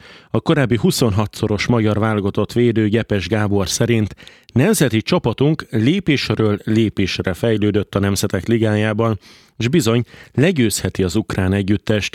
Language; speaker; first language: Hungarian; native; Hungarian